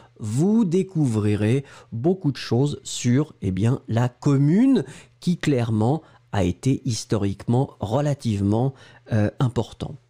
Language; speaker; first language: French; native; French